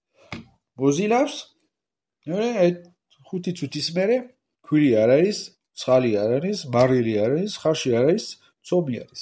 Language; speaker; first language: Georgian; non-native, learner; French